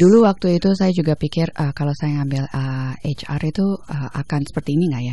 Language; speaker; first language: Indonesian; early bilingual, other home language; English